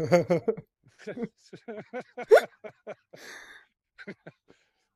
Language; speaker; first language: English; native; English